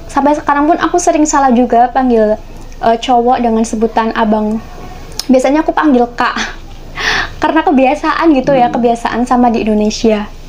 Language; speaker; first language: Indonesian; native; Indonesian